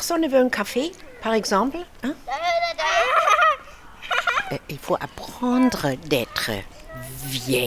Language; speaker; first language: French; non-native, fluent; German